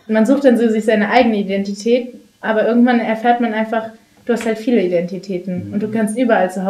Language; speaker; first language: German; native; German